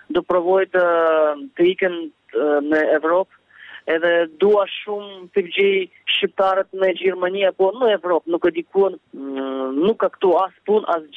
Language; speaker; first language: Albanian; early bilingual, heritage; Albanian